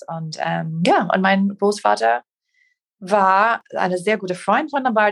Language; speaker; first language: German; non-native, fluent; English